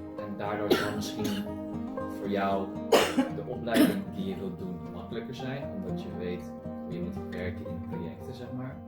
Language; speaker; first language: Dutch; early bilingual, other home language; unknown